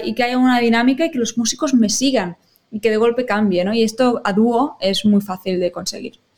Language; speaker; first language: Spanish; native; Spanish